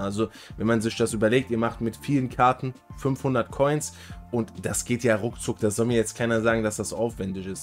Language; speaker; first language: German; native; German